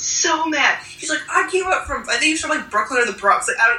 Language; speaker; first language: English; native; English